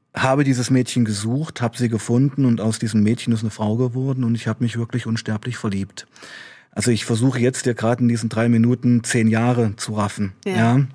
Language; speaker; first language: German; native; German